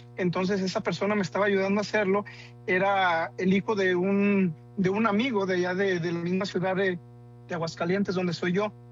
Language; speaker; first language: Spanish; native; Spanish